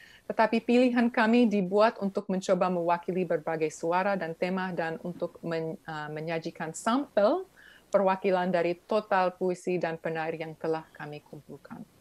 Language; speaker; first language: Indonesian; early bilingual, other home language; English